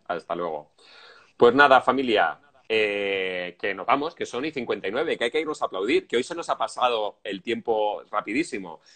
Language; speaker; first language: Spanish; native; Spanish